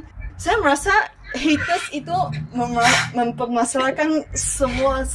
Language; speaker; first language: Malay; non-native, local second language; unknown